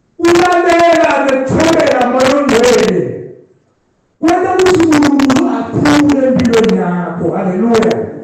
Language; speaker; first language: Zulu; non-native, local second language; Swati